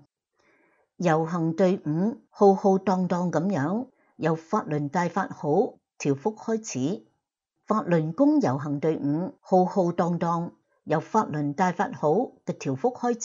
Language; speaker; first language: Chinese; non-native, local second language; Cantonese